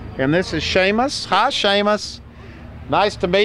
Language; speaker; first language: English; native; English